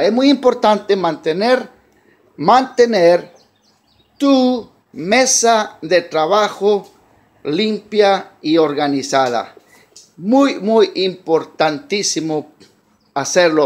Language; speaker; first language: Spanish; early bilingual, heritage; Spanish